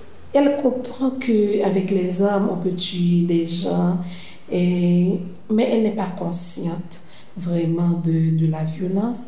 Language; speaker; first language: French; non-native, local second language; Haitian Creole